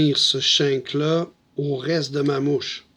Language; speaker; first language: French; native; French